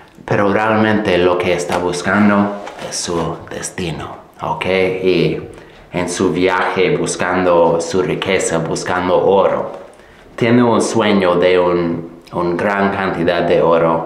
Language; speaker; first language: Spanish; non-native, fluent; English